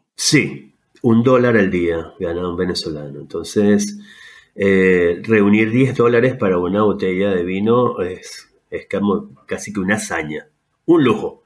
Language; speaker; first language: Spanish; native; Spanish